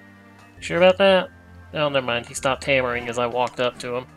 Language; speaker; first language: English; native; English